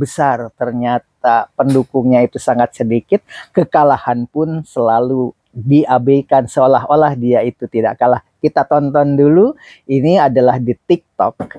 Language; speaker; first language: Indonesian; native; Indonesian